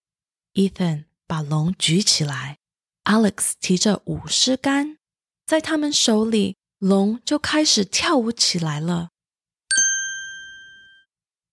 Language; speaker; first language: Chinese; early bilingual, heritage; Chinese